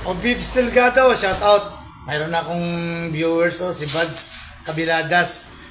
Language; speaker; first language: Filipino; non-native, local second language; Hiligaynon